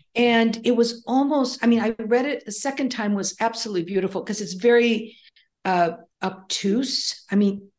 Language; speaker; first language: English; early bilingual, other home language; Greek